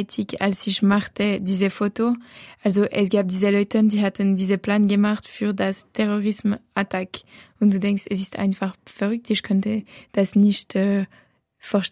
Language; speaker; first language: German; non-native, local second language; French